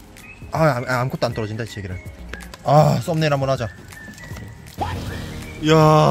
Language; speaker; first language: Korean; native; Korean